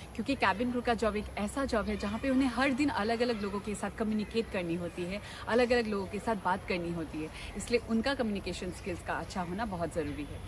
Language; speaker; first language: Hindi; non-native, local second language; Assamese